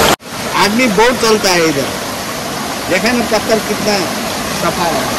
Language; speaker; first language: Hindi; non-native, learner; Nepali